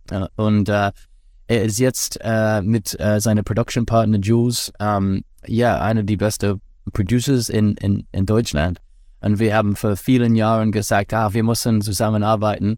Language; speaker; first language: German; non-native, learner; English